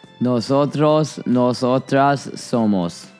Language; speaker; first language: Spanish; non-native, learner; English